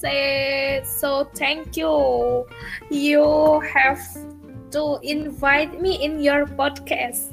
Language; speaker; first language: English; non-native, learner; Indonesian